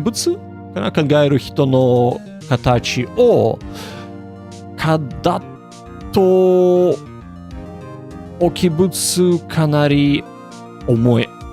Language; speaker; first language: Japanese; non-native, learner; English